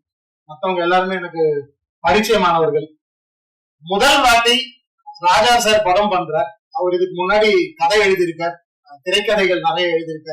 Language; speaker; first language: Tamil; native; Tamil